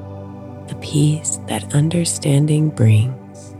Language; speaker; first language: English; native; English